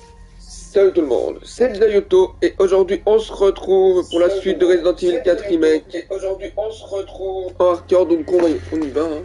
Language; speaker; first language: French; native; French